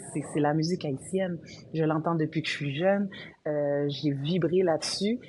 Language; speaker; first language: French; early bilingual, other home language; Haitian Creole